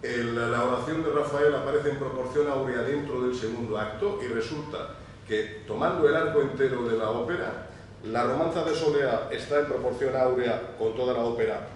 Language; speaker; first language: Spanish; native; Spanish